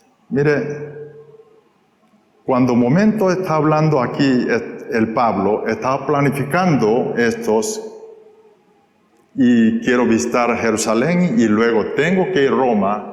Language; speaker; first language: Spanish; non-native, fluent; Korean